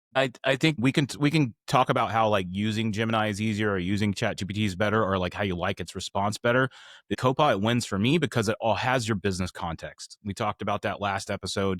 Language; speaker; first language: English; native; English